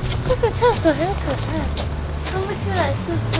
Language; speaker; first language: Chinese; non-native, fluent; Japanese